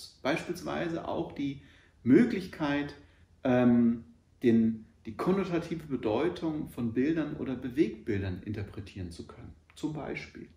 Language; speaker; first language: German; native; German